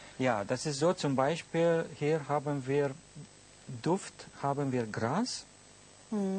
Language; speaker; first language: German; non-native, fluent; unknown